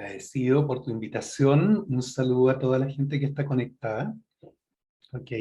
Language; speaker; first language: Spanish; native; Spanish